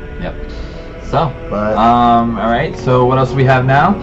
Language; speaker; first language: English; native; English